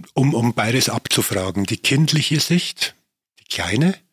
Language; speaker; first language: German; native; German